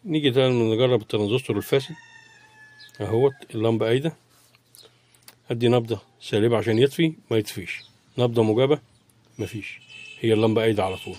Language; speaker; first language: Arabic; native; Arabic